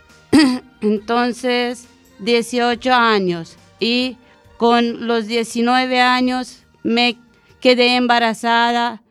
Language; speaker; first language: Spanish; non-native, learner; Romanian